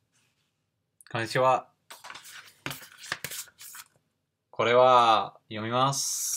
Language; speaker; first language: Japanese; non-native, learner; English